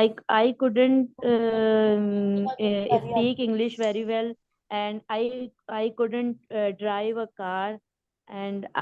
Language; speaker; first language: English; non-native, learner; Urdu